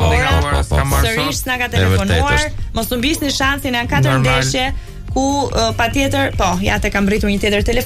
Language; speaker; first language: Albanian; native; Albanian